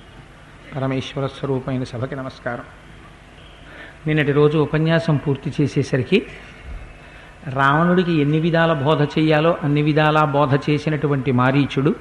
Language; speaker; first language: Telugu; native; Telugu